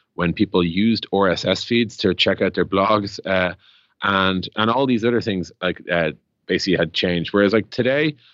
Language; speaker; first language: English; native; English